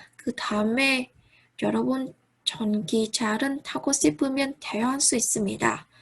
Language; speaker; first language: Korean; non-native, learner; Vietnamese